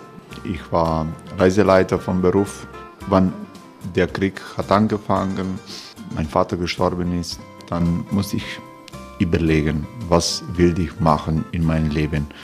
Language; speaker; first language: German; non-native, learner; Croatian